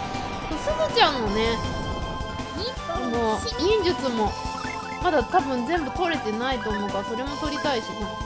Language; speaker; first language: Japanese; native; Japanese